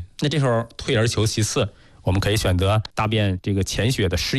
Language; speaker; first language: Chinese; native; Chinese